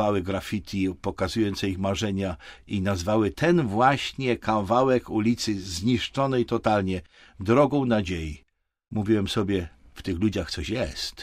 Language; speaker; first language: Polish; native; Polish